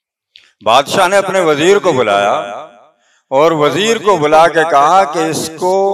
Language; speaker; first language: Urdu; native; Urdu